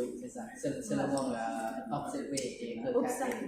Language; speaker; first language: French; non-native, learner; Lao